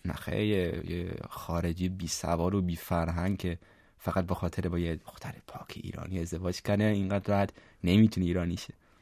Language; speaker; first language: Persian; non-native, fluent; German